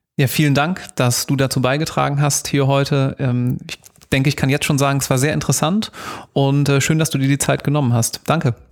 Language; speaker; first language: German; native; German